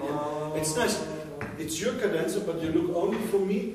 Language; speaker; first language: English; non-native, learner; German